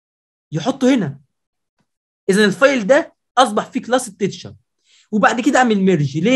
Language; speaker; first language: Arabic; native; Arabic